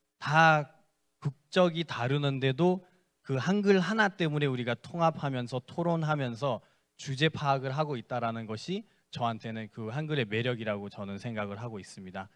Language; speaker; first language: Korean; non-native, fluent; Nepali